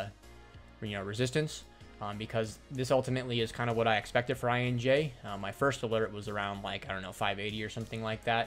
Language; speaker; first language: English; native; English